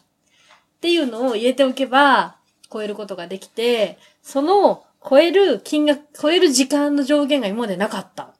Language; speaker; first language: Japanese; native; Japanese